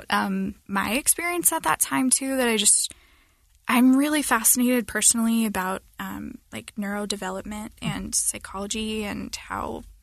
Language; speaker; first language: English; native; English